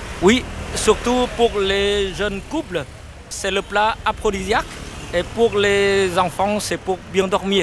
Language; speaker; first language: French; non-native, fluent; Vietnamese